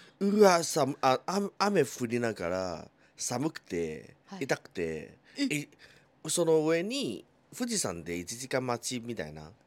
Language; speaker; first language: Japanese; non-native, fluent; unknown